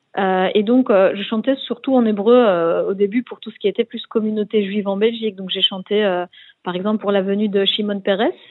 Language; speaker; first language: French; native; French